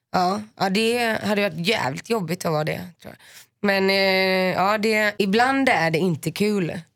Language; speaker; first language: Swedish; native; Swedish